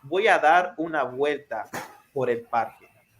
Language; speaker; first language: Spanish; non-native, fluent; English